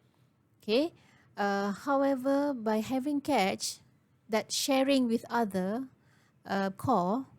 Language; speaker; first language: English; non-native, local second language; Malay